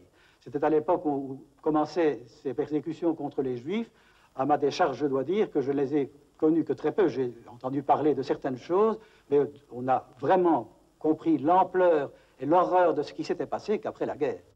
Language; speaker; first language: French; native; French